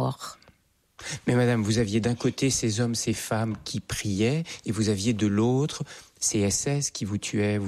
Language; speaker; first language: French; native; French